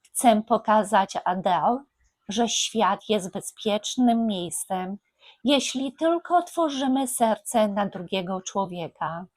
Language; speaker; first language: Polish; native; Polish